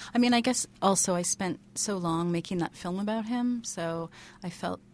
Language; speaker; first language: English; native; English